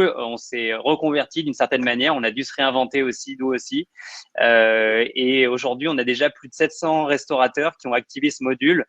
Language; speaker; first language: French; native; French